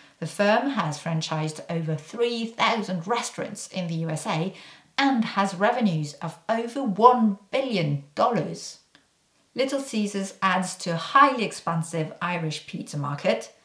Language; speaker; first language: English; non-native, fluent; French